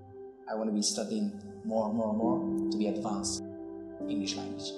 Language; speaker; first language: English; non-native, learner; Central Kurdish